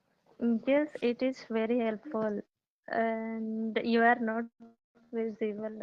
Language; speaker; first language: English; non-native, learner; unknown